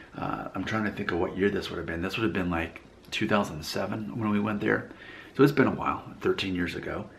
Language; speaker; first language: English; native; English